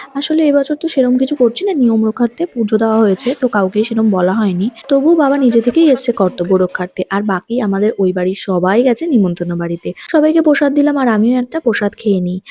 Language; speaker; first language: Bangla; native; Bangla